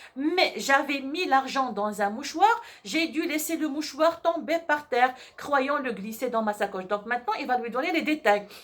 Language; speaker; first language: French; non-native, local second language; Arabic